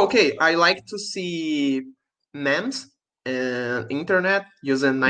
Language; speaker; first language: English; non-native, learner; Portuguese